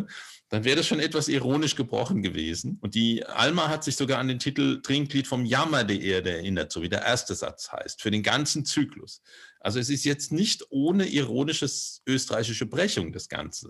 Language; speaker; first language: German; native; German